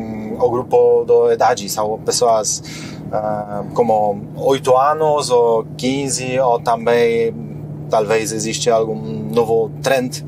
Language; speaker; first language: Spanish; non-native, learner; Polish